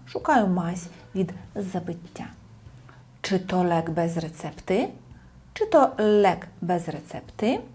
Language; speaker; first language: Polish; non-native, fluent; Ukrainian